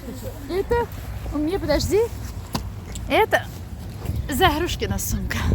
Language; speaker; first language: Russian; non-native, local second language; Azerbaijani